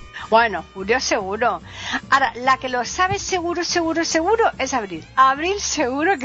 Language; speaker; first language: Spanish; native; Spanish